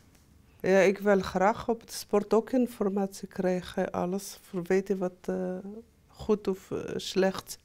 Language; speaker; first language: Dutch; non-native, learner; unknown